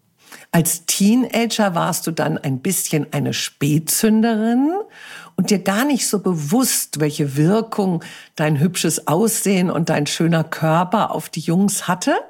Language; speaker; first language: German; native; German